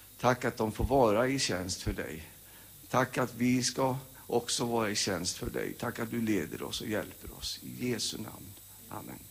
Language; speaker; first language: Swedish; early bilingual, heritage; Swedish